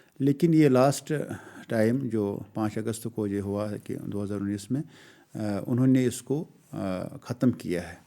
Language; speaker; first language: Urdu; non-native, local second language; Kashmiri